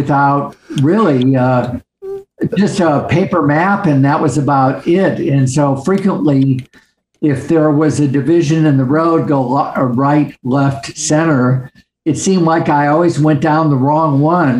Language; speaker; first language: English; native; English